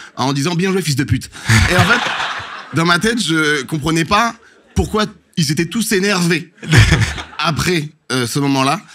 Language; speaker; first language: French; native; French